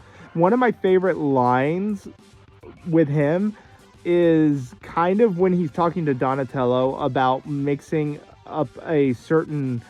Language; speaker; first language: English; native; English